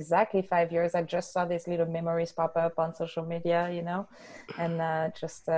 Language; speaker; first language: English; non-native, fluent; French